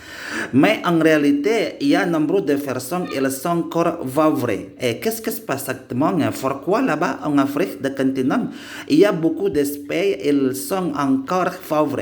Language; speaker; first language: French; non-native, learner; Indonesian